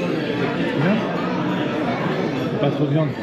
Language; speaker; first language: French; native; French